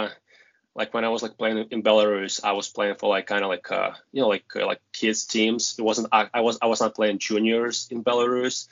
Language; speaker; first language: English; non-native, fluent; Russian